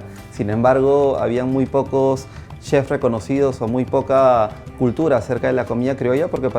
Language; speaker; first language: Spanish; native; Spanish